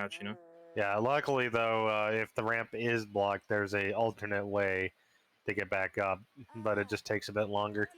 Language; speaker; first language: English; native; English